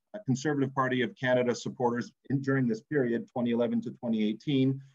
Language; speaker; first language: English; native; English